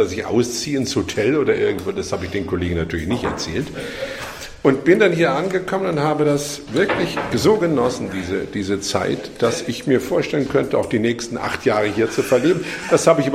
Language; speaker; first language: German; native; German